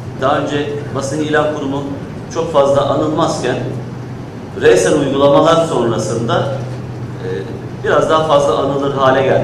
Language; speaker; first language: Turkish; native; Turkish